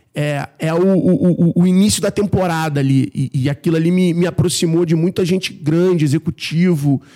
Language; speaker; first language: Portuguese; native; Portuguese